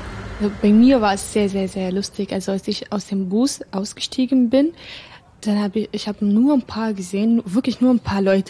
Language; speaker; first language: German; non-native, fluent; Arabic